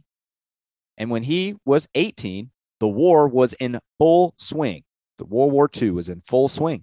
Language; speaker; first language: English; native; English